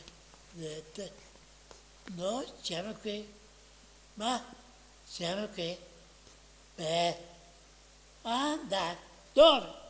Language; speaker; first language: Italian; non-native, fluent; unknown